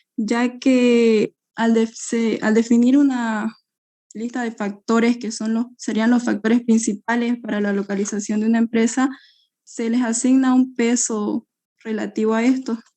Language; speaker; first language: Spanish; native; Spanish